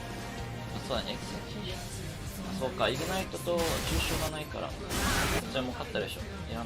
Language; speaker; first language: Japanese; native; Japanese